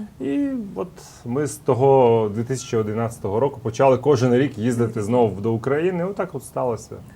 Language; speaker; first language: Ukrainian; early bilingual, heritage; Russian